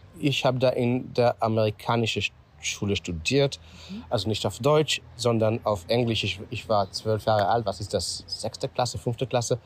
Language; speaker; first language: German; non-native, fluent; Hebrew